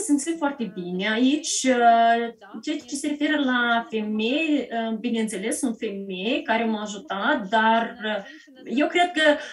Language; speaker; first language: Romanian; early bilingual, heritage; Romanian